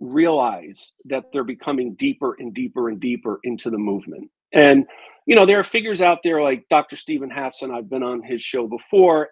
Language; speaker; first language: English; native; English